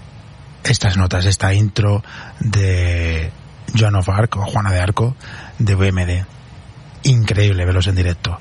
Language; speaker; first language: Spanish; native; Spanish